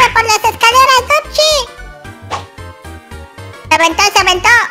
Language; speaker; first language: Spanish; native; Spanish